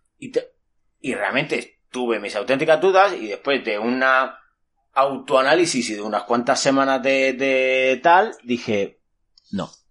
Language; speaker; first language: Spanish; native; Spanish